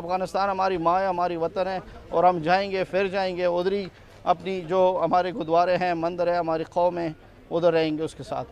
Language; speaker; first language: Hindi; non-native, fluent; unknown